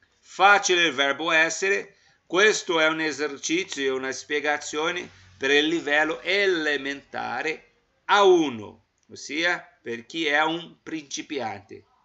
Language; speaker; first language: Italian; non-native, fluent; Portuguese